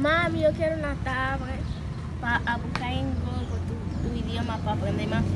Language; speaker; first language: Spanish; early bilingual, other home language; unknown